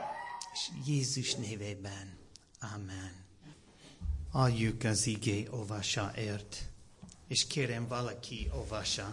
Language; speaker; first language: Hungarian; non-native, learner; English